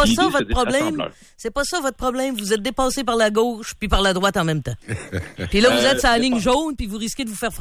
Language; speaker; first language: French; native; French